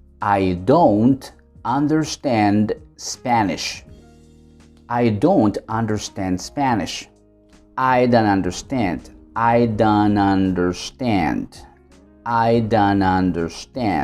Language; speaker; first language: English; non-native, fluent; Spanish